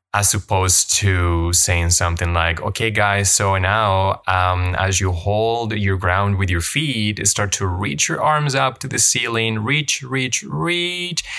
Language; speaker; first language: English; non-native, fluent; Spanish